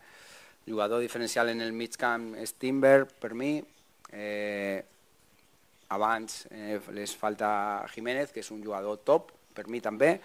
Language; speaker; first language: Catalan; non-native, learner; Spanish